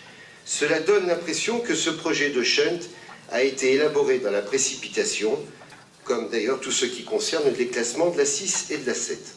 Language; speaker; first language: French; native; French